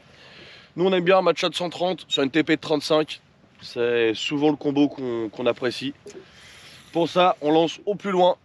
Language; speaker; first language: French; native; French